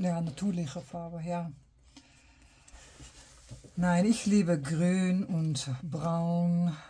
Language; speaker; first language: German; non-native, learner; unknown